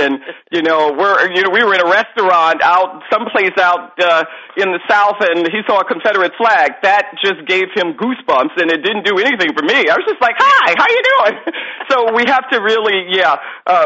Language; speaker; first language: English; native; English